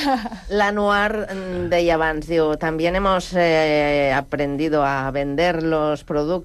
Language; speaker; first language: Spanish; non-native, local second language; Catalan